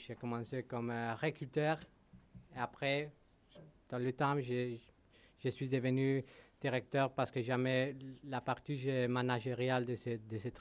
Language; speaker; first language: French; non-native, fluent; Spanish